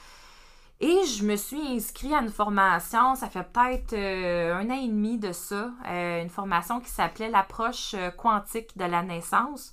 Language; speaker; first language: French; native; French